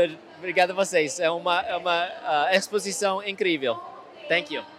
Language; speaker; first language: Portuguese; non-native, fluent; English